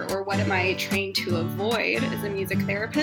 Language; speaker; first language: English; native; English